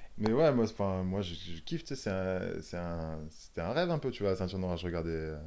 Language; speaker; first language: French; native; French